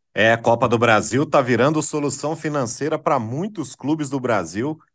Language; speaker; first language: Portuguese; native; Portuguese